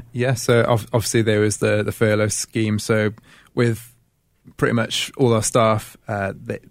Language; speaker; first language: English; native; English